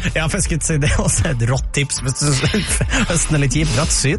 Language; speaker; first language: Norwegian; native; Norwegian